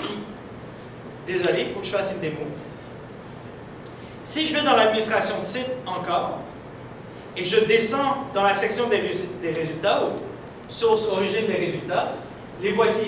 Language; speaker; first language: French; native; French